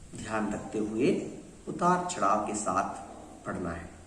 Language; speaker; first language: Hindi; non-native, local second language; Kannada